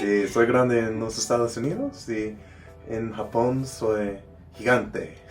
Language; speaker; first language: Spanish; non-native, learner; English